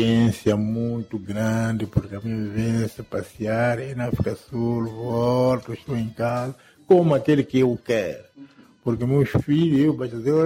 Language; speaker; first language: Portuguese; non-native, local second language; Yao